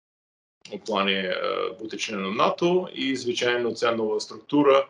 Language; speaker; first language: Ukrainian; non-native, fluent; English